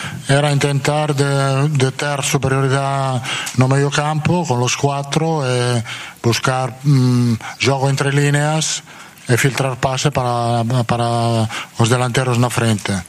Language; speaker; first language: Portuguese; non-native, fluent; Italian